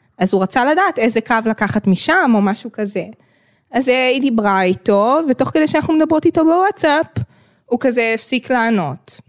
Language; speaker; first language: Hebrew; native; Hebrew